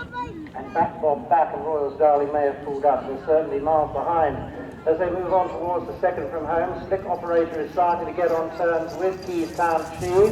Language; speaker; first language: English; native; English